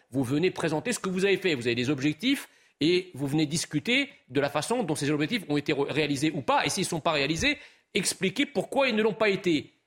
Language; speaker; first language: French; early bilingual, other home language; Arabic